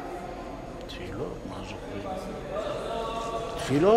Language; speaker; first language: Hebrew; non-native, local second language; Yiddish